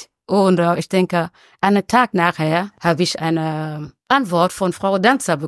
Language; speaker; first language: German; non-native, learner; French